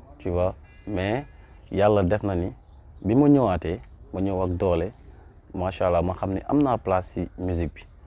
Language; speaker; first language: Wolof; non-native, local second language; Mandingo